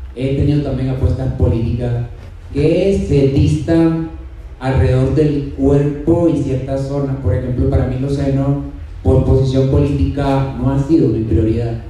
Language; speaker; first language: Spanish; native; Spanish